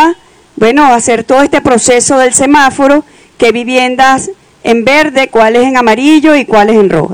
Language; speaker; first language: Spanish; native; Spanish